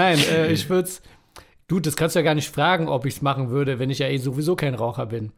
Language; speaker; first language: German; early bilingual, other home language; Persian